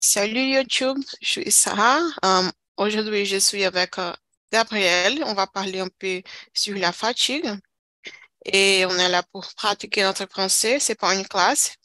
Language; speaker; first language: French; non-native, fluent; Portuguese